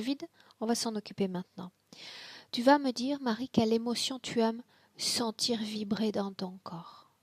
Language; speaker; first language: French; native; French